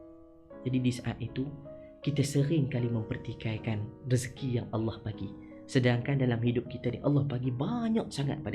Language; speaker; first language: Malay; native; Malay